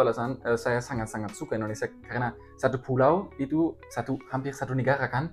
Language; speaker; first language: Indonesian; non-native, learner; German